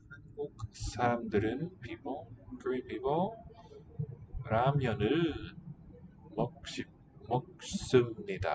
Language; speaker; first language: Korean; non-native, learner; English